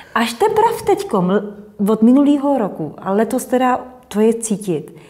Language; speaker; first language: Czech; native; Czech